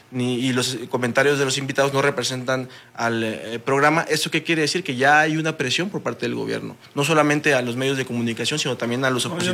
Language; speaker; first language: Spanish; native; Spanish